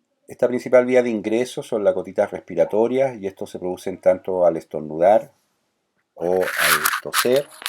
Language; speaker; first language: Spanish; native; Spanish